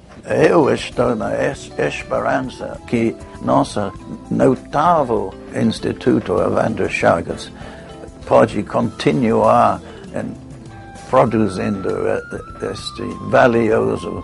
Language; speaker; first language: Portuguese; non-native, fluent; English